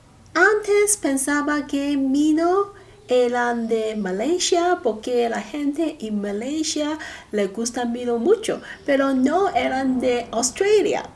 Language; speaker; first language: Spanish; non-native, learner; Cantonese